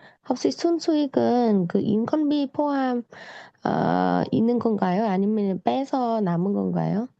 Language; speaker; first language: Korean; non-native, learner; Vietnamese